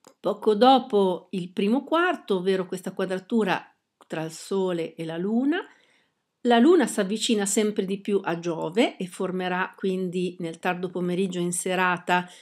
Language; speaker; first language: Italian; native; Italian